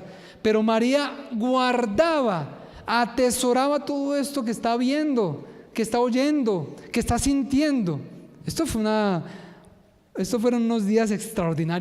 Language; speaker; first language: Spanish; native; Spanish